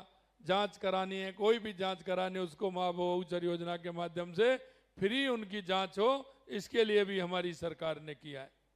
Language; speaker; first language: Hindi; native; Hindi